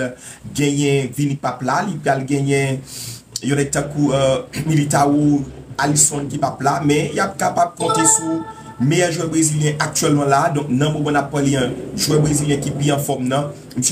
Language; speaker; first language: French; non-native, local second language; Haitian Creole